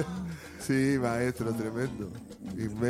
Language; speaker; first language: Spanish; native; Spanish